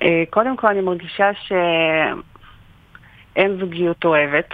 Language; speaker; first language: Hebrew; non-native, fluent; Russian